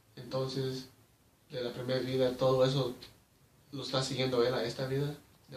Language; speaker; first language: Spanish; early bilingual, heritage; Spanish